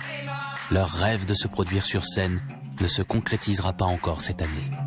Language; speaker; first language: French; native; French